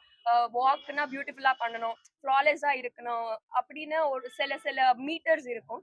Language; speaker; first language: Tamil; non-native, fluent; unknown